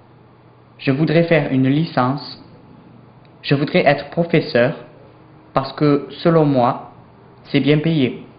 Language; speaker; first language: French; non-native, learner; English